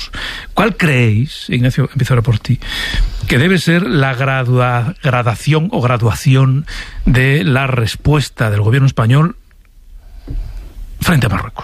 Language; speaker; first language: Spanish; native; Spanish